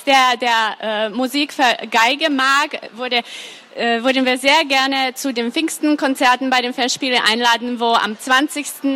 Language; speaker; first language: German; non-native, fluent; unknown